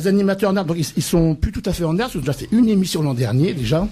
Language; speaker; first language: French; native; French